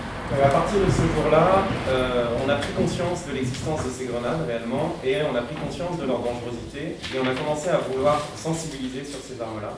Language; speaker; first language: French; native; French